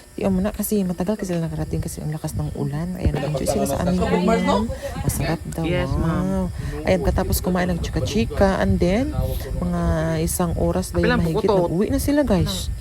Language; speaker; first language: Filipino; non-native, local second language; Cebuano